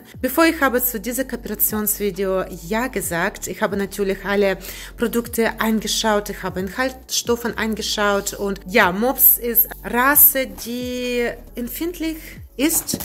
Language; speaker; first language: German; non-native, learner; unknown